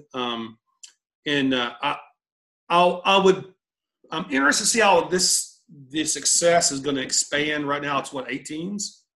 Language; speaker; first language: English; native; English